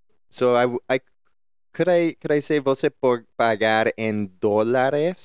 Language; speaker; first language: Portuguese; non-native, learner; English